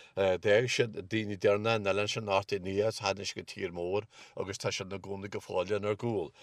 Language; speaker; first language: Irish; native; Irish